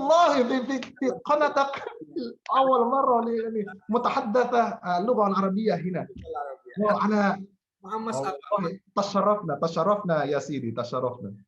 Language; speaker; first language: Arabic; non-native, fluent; Indonesian